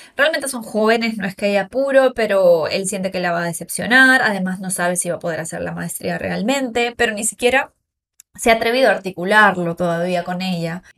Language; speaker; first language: Spanish; native; Spanish